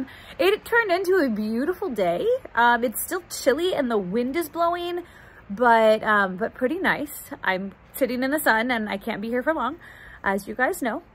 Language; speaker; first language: English; native; English